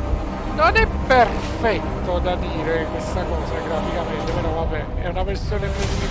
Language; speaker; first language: Italian; native; Italian